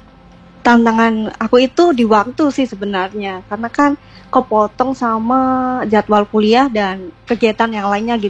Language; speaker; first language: Indonesian; native; Indonesian